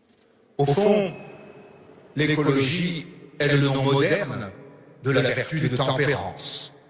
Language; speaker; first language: French; native; French